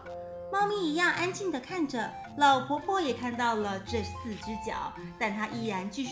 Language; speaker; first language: Chinese; native; Chinese